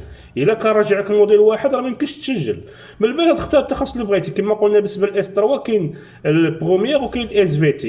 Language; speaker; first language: Arabic; native; Arabic